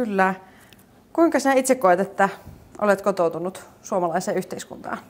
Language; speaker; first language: Finnish; native; Finnish